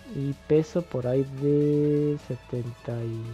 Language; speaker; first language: Spanish; native; Spanish